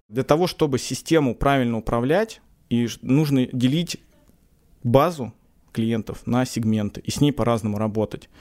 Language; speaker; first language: Russian; native; Russian